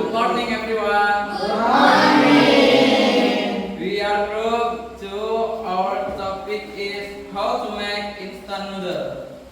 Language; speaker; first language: English; non-native, learner; Indonesian